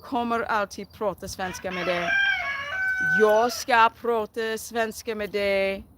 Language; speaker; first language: Swedish; non-native, learner; English